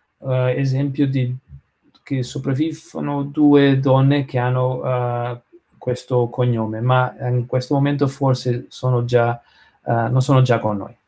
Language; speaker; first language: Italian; non-native, learner; Spanish